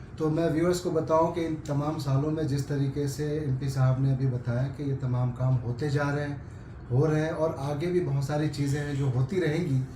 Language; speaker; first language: Urdu; native; Urdu